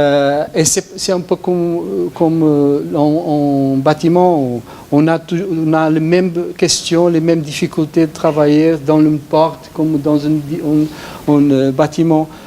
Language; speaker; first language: French; non-native, fluent; Portuguese